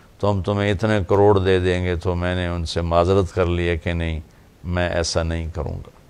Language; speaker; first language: Urdu; non-native, local second language; Punjabi